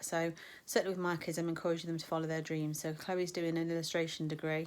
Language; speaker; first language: English; native; English